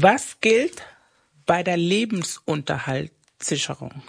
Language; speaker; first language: German; early bilingual, other home language; Spanish